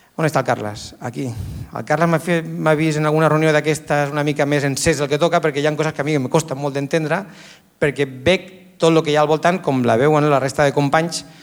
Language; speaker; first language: Catalan; native; Catalan